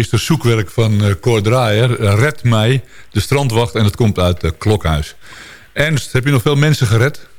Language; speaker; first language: Dutch; native; Dutch